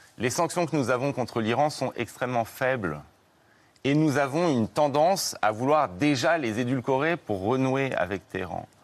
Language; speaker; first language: French; native; French